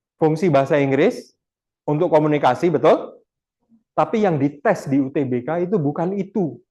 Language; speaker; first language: Indonesian; non-native, local second language; Achinese